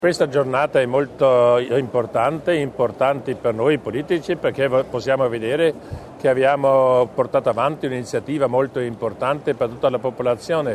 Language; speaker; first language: Italian; non-native, local second language; German